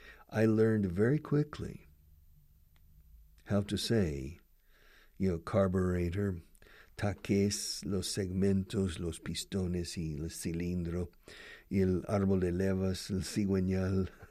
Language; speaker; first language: Spanish; non-native, fluent; English